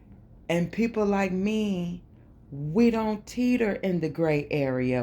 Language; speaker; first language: English; native; English